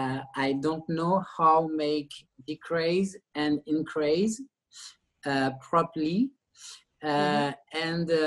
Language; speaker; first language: English; non-native, learner; French